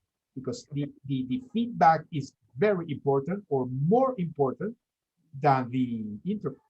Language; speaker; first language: English; non-native, fluent; Spanish